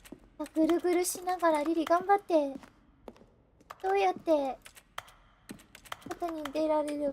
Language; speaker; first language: Japanese; non-native, fluent; English